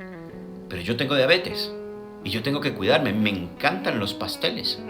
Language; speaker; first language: Spanish; native; Spanish